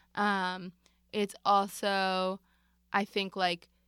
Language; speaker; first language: English; native; English